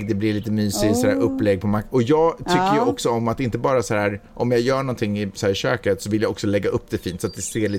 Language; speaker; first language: Swedish; native; Swedish